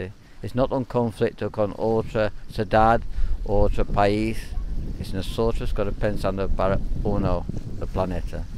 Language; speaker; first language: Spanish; non-native, learner; English